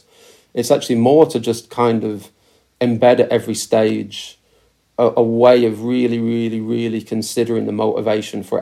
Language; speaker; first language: English; native; English